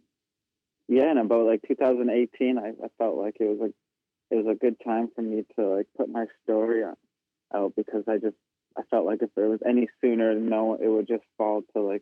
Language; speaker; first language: English; native; English